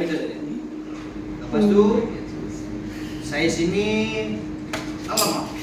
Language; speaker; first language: Malay; native; Malay